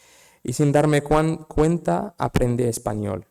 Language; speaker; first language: Spanish; non-native, fluent; Arabic